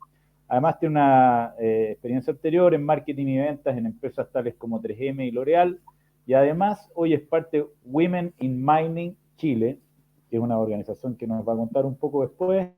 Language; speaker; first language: Spanish; native; Spanish